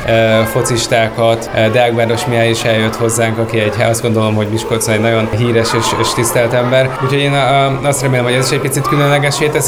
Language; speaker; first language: Hungarian; native; Hungarian